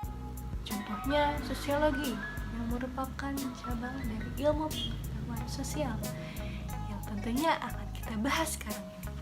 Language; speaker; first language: Indonesian; native; Indonesian